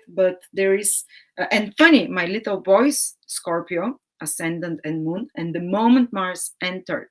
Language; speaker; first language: English; non-native, fluent; Bulgarian